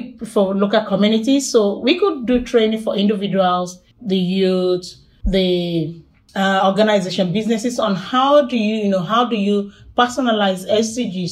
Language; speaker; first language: English; non-native, local second language; Yoruba